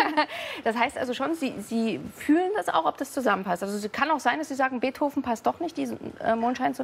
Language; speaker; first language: German; native; German